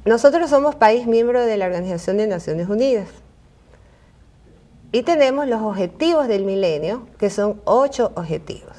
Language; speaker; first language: Spanish; native; Spanish